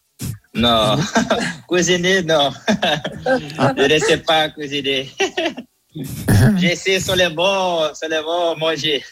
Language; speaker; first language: French; non-native, learner; Portuguese